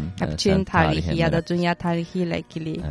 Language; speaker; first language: Turkish; non-native, fluent; Chinese